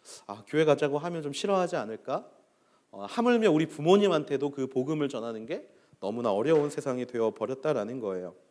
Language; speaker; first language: Korean; native; Korean